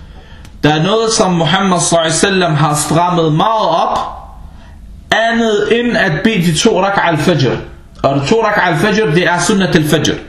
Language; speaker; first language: Danish; non-native, fluent; Arabic